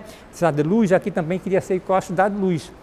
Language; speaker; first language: Portuguese; native; Portuguese